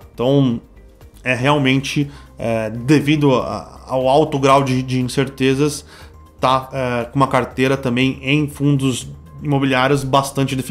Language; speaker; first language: Portuguese; native; Portuguese